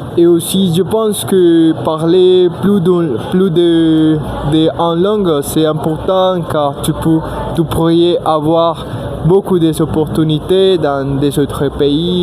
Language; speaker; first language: French; non-native, learner; Spanish